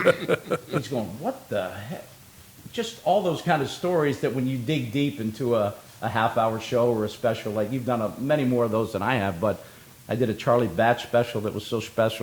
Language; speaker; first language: English; native; English